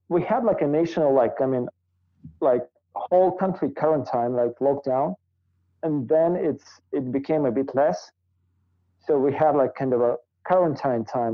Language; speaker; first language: English; non-native, fluent; Russian